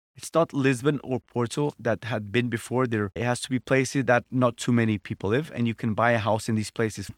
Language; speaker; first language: English; non-native, fluent; Portuguese